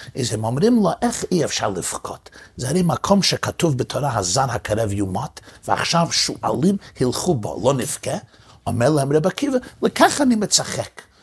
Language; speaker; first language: Hebrew; early bilingual, heritage; English